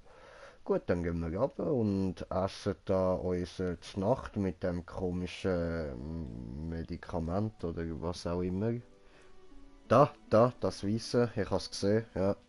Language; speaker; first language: German; native; German